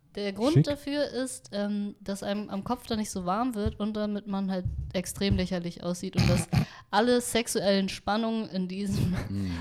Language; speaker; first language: German; early bilingual, other home language; Vietnamese